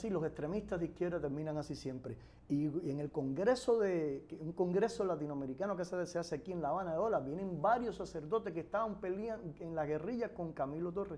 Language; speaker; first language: Spanish; native; Spanish